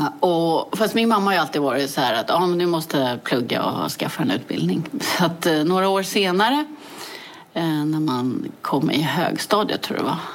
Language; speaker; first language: Swedish; early bilingual, other home language; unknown